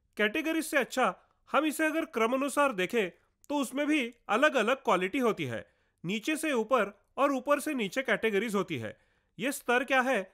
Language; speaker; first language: Hindi; non-native, local second language; Marathi